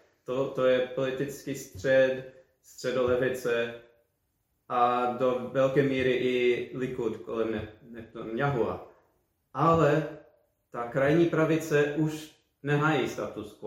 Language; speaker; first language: Czech; non-native, fluent; English